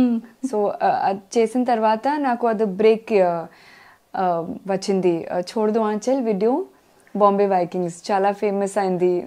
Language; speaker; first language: Telugu; non-native, learner; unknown